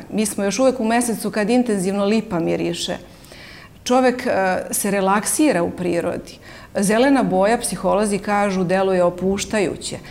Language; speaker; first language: Serbian; native; Serbian